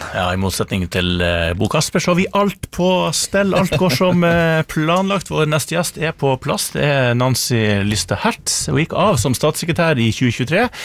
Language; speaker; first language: Norwegian; native; Norwegian